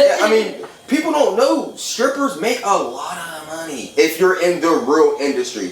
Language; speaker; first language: English; native; English